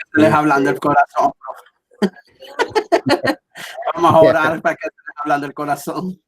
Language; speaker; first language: Spanish; native; Spanish